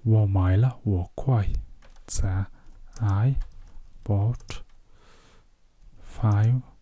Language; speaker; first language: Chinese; non-native, fluent; Mongolian